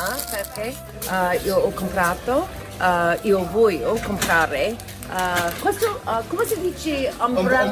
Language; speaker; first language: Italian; non-native, learner; English